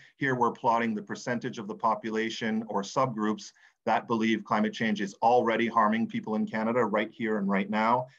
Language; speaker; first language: English; native; English